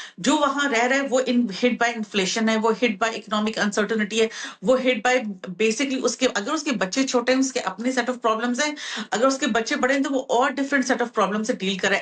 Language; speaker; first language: Urdu; native; Urdu